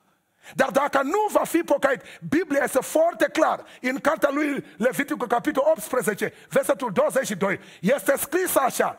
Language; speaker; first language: Romanian; non-native, learner; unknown